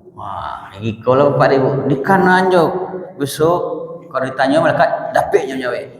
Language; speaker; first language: Malay; non-native, local second language; Minangkabau